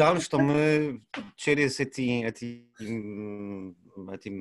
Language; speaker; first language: Russian; non-native, learner; Polish